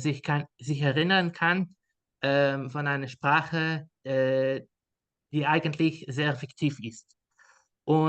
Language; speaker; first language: German; non-native, learner; Dutch